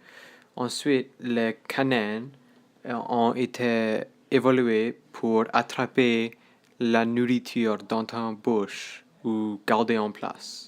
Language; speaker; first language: French; non-native, local second language; English